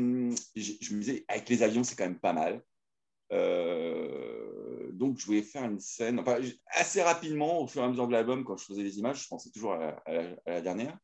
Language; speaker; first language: French; native; French